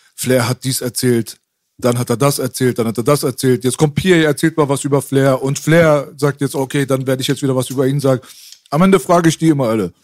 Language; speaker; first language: German; native; German